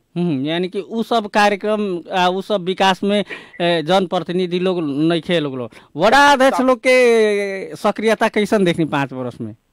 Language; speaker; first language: Bhojpuri; native; Bhojpuri